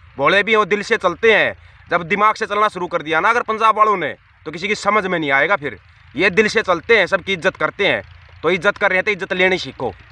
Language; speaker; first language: Hindi; non-native, local second language; Punjabi